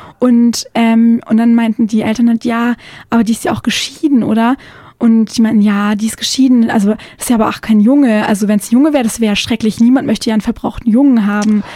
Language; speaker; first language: German; native; German